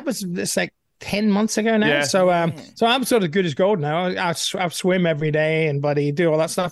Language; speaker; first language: English; native; English